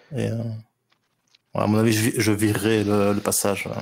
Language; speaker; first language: French; native; French